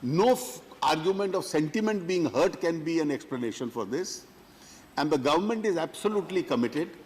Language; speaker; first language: English; non-native, local second language; Hindi